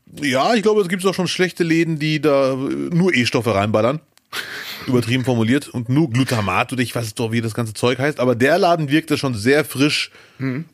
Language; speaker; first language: German; early bilingual, other home language; Arabic